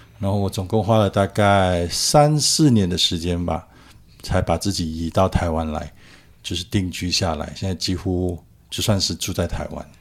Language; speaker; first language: Chinese; native; Chinese